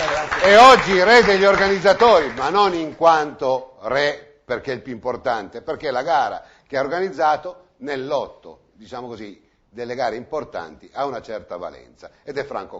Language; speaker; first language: Italian; native; Italian